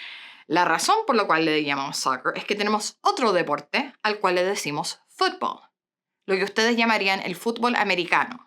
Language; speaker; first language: Spanish; non-native, fluent; English